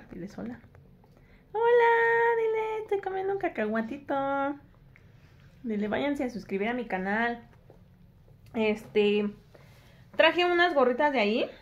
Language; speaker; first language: Spanish; native; Spanish